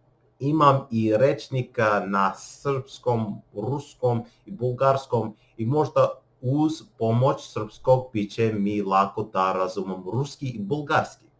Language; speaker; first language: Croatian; non-native, learner; English